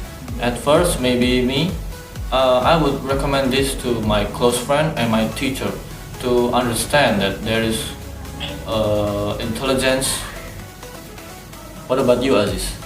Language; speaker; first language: English; non-native, learner; Indonesian